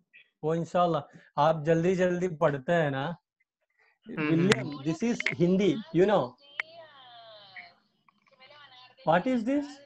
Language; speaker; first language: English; non-native, local second language; Hindi